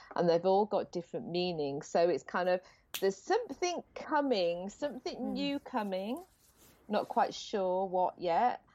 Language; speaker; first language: English; native; English